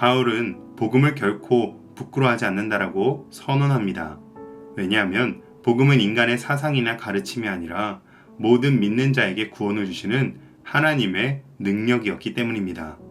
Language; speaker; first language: Korean; native; Korean